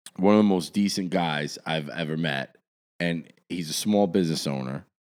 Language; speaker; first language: English; native; English